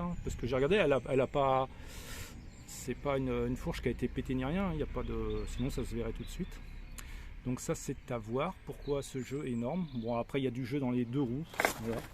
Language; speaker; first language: French; native; French